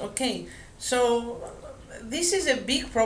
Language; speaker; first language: English; non-native, fluent; Greek